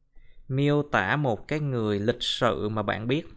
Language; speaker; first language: Vietnamese; native; Vietnamese